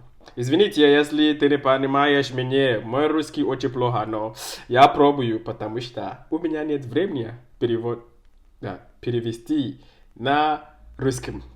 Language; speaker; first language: Russian; non-native, learner; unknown